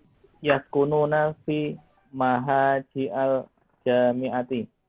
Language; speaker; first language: Arabic; non-native, learner; Indonesian